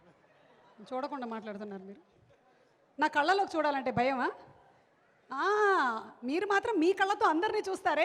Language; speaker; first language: Telugu; native; Telugu